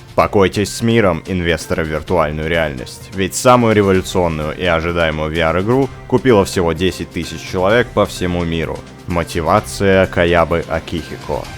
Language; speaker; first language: Russian; native; Russian